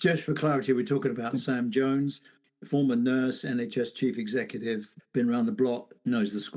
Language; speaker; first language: English; native; English